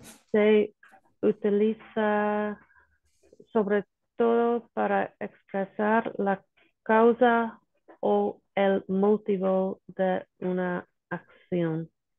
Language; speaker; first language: Spanish; non-native, learner; English